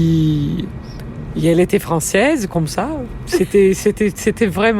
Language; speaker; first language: French; non-native, learner; Portuguese